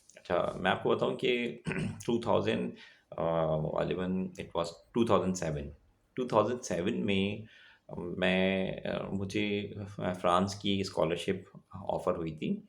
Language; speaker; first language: Urdu; native; Urdu